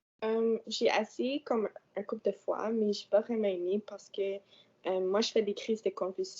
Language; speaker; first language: French; non-native, local second language; English